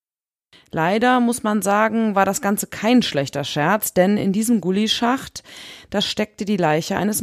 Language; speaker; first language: German; native; German